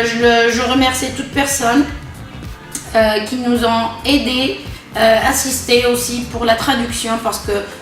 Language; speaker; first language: French; non-native, local second language; Arabic